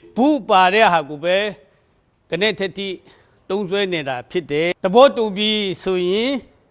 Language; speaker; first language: Burmese; non-native, local second language; Kachin